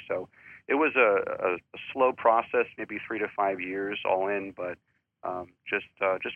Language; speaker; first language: English; native; English